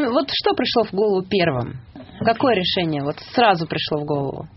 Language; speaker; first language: Russian; native; Russian